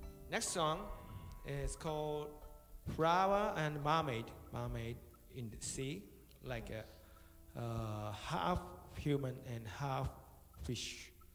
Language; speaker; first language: English; non-native, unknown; Japanese